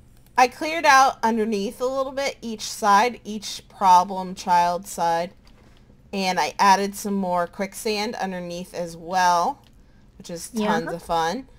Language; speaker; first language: English; native; English